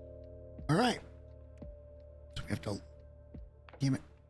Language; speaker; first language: English; native; English